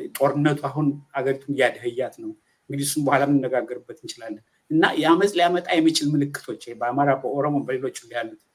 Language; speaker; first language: Amharic; native; Amharic